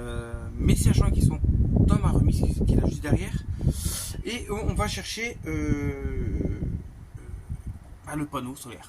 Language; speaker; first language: French; native; French